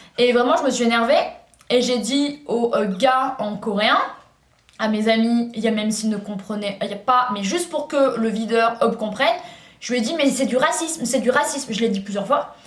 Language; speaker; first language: French; native; French